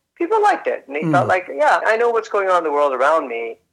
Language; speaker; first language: English; early bilingual, other home language; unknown